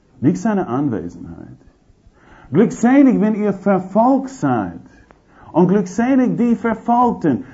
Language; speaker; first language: German; non-native, fluent; English